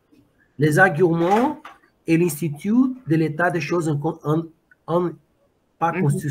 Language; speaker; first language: French; non-native, fluent; Portuguese